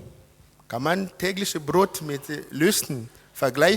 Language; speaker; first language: German; non-native, fluent; Lingala